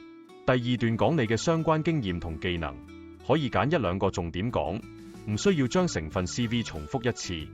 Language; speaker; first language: Cantonese; native; Cantonese